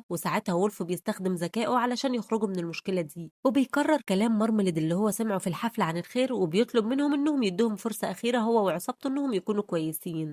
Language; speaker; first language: Arabic; native; Arabic